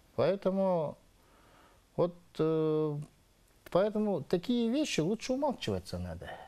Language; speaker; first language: Russian; non-native, local second language; Yakut